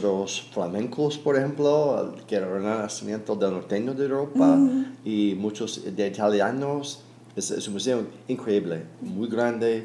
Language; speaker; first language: Spanish; non-native, fluent; English